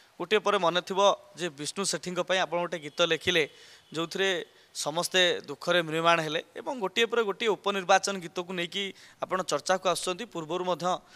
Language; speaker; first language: Odia; native; Odia